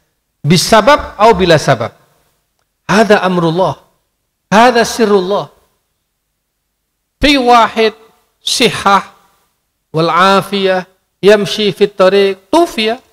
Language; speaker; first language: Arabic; non-native, fluent; Indonesian